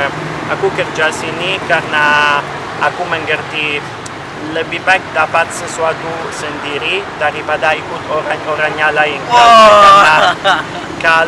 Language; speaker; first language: Indonesian; non-native, learner; Italian